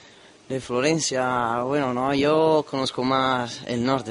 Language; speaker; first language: Spanish; non-native, learner; Italian